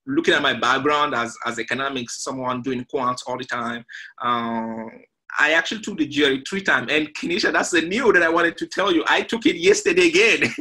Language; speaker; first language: English; non-native, fluent; French